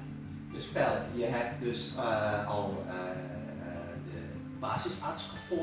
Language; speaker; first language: Dutch; non-native, fluent; Indonesian